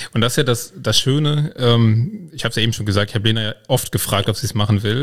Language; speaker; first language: German; native; German